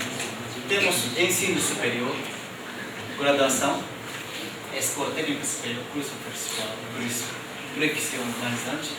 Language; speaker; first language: Portuguese; non-native, fluent; Japanese